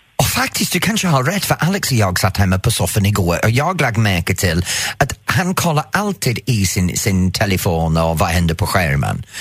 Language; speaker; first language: Swedish; non-native, fluent; English